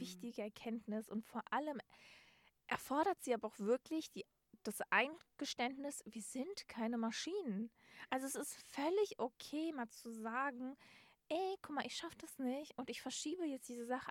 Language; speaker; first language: German; native; German